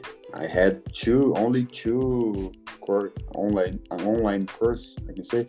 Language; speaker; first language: English; non-native, learner; Portuguese